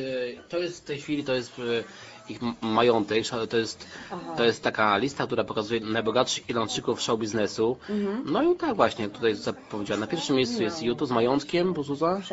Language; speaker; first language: Polish; native; Polish